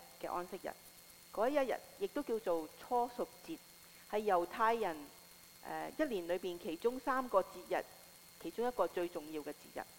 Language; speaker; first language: Chinese; non-native, local second language; Cantonese